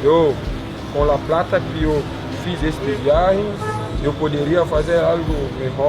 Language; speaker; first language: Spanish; non-native, learner; Portuguese